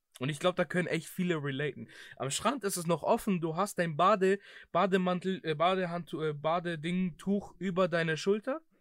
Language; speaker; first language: German; early bilingual, other home language; Greek